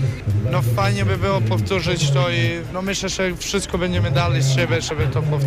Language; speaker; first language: Polish; non-native, fluent; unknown